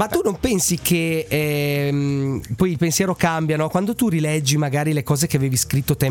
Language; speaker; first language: Italian; native; Italian